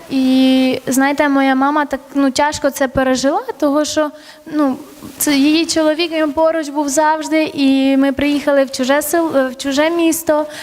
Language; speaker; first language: Ukrainian; early bilingual, other home language; Armenian